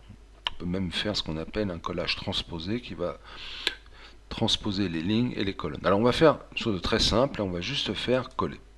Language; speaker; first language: French; native; French